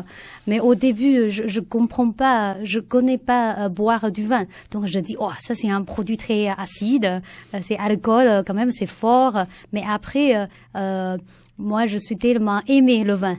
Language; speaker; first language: French; non-native, learner; Chinese